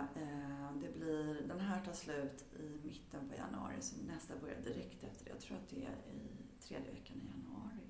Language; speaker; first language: Swedish; early bilingual, heritage; Swedish